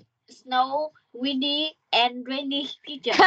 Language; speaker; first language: English; non-native, learner; Vietnamese